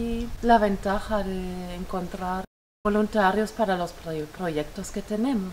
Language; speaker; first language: Spanish; non-native, fluent; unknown